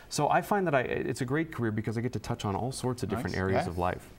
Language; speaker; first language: English; native; English